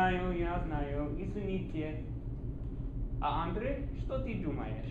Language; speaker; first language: Russian; non-native, learner; English